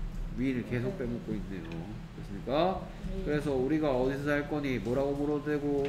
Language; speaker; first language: Korean; native; Korean